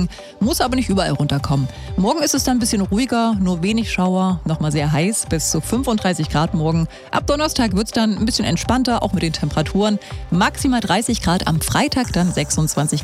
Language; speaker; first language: German; native; German